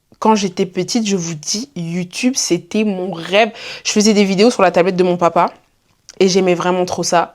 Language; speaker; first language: French; native; French